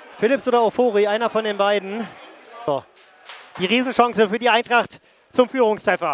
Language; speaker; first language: German; native; German